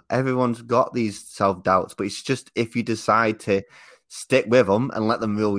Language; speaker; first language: English; native; English